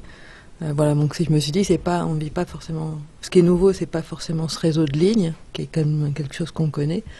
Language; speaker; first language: French; native; French